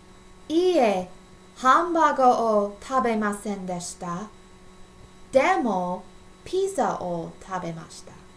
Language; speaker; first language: Japanese; non-native, learner; English